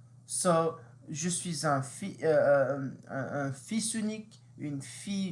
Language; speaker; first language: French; non-native, fluent; English